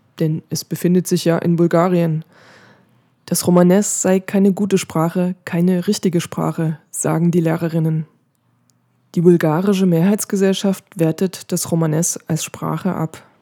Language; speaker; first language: German; native; German